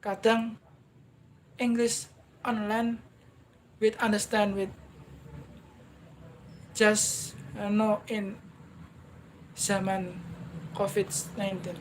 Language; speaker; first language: English; non-native, learner; Indonesian